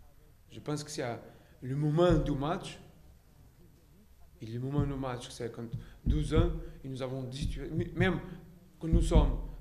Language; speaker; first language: French; non-native, learner; Portuguese